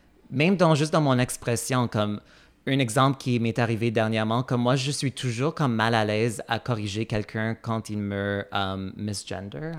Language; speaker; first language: French; non-native, fluent; English